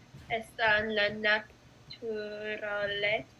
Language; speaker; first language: Spanish; non-native, learner; English